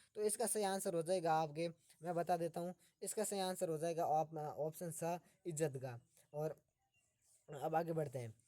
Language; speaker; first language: Hindi; native; Hindi